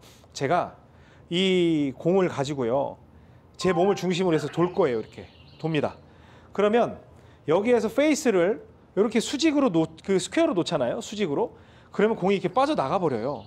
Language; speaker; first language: Korean; native; Korean